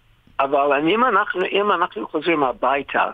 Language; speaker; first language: Hebrew; non-native, fluent; English